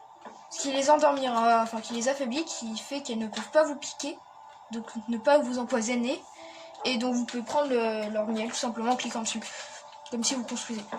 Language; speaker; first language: French; native; French